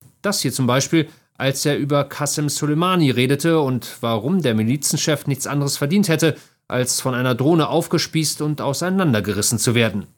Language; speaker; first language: German; native; German